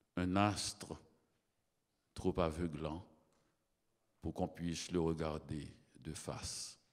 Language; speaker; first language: French; native; French